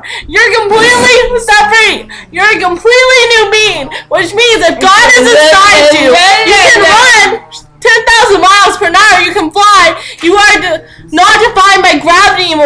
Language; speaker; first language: English; native; English